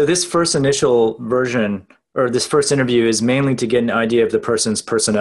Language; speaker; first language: English; native; English